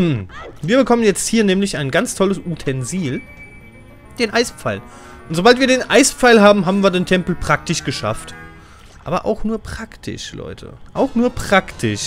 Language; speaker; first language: German; native; German